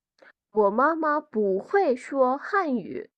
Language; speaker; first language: Chinese; non-native, fluent; Bangla